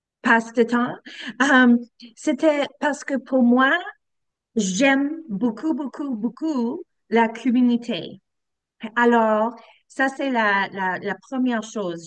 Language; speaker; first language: French; non-native, learner; English